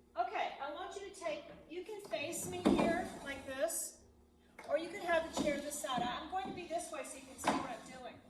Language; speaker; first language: English; native; English